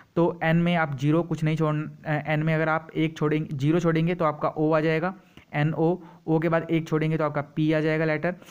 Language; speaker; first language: Hindi; native; Hindi